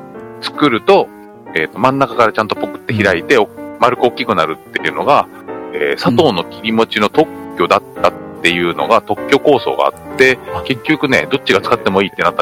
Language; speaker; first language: Japanese; native; Japanese